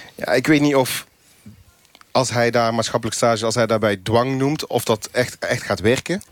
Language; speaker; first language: Dutch; native; Dutch